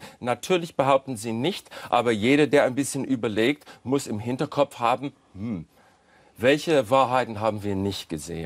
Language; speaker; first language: German; non-native, fluent; English